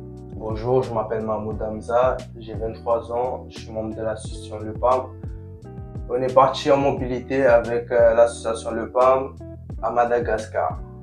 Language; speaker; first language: French; non-native, local second language; Comorian